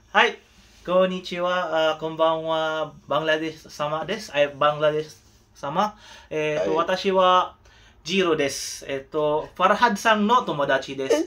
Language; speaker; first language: Japanese; non-native, learner; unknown